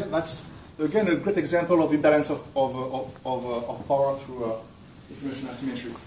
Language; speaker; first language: English; non-native, fluent; French